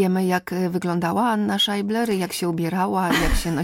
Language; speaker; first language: Polish; native; Polish